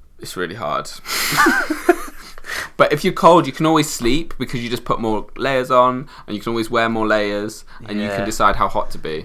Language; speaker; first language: English; native; English